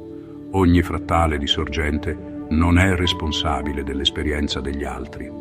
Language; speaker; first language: Italian; native; Italian